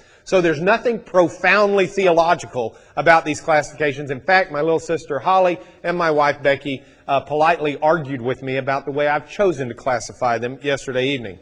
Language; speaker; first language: English; native; English